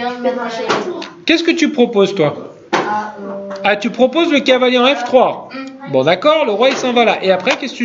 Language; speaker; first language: French; native; French